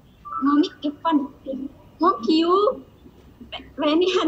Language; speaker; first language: Chinese; non-native, learner; Indonesian